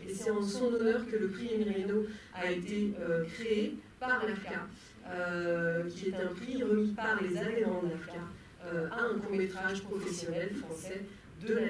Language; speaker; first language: French; native; French